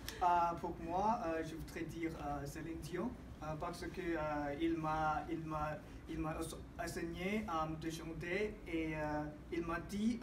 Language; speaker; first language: French; non-native, learner; English